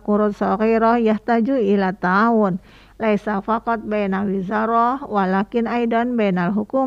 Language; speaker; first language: Arabic; non-native, fluent; Indonesian